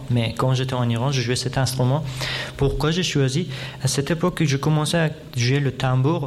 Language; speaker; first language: French; non-native, fluent; Persian